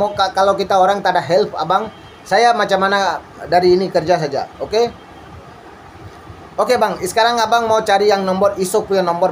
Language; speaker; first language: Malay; non-native, learner; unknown